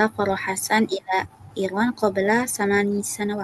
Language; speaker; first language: Arabic; non-native, learner; Indonesian